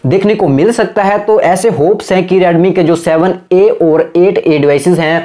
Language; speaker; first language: Hindi; native; Hindi